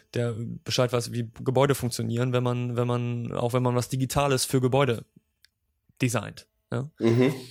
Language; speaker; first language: German; native; German